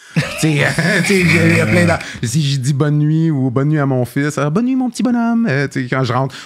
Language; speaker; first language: French; native; French